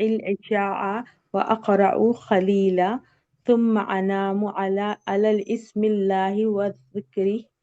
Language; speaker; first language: Arabic; non-native, learner; Urdu